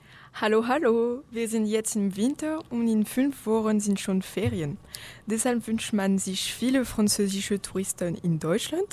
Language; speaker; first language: German; non-native, learner; French